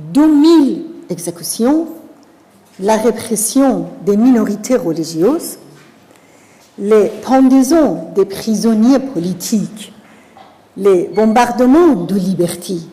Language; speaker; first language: French; non-native, fluent; Persian